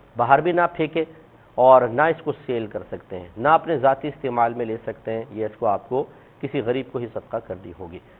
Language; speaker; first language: Urdu; native; Urdu